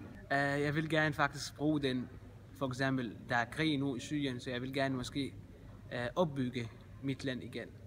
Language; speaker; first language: Danish; non-native, fluent; Arabic